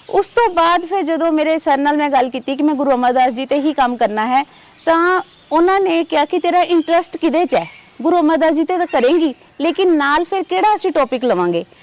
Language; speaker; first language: Punjabi; non-native, local second language; Hindi